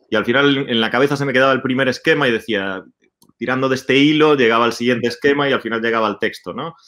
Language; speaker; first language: Spanish; native; Spanish